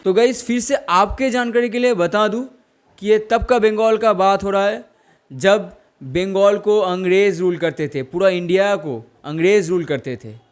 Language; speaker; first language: Hindi; non-native, local second language; Bangla